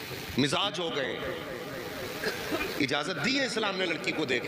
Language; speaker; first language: Urdu; native; Urdu